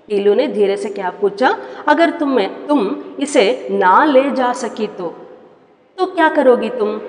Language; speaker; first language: Hindi; non-native, local second language; Kannada